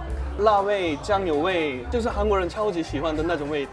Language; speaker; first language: Chinese; non-native, fluent; Korean